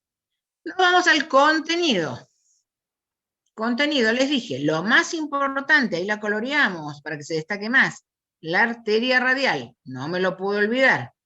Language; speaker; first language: Spanish; native; Spanish